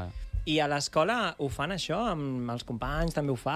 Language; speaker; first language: Catalan; native; Catalan